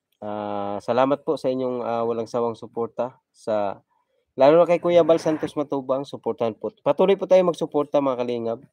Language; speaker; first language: Filipino; non-native, local second language; Cebuano